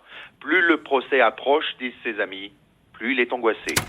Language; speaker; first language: French; native; French